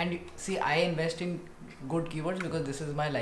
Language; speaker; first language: English; non-native, local second language; Hindi